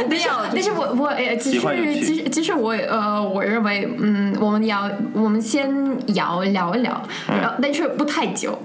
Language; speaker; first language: Chinese; non-native, fluent; Russian